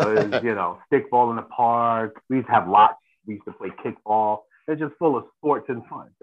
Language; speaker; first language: English; native; English